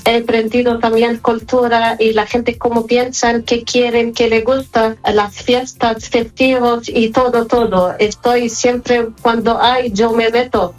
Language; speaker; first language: Spanish; non-native, learner; Arabic